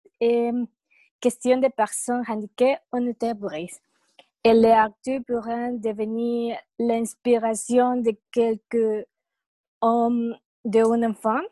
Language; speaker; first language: French; non-native, learner; Spanish